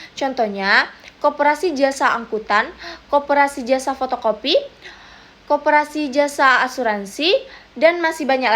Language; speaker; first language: Indonesian; native; Indonesian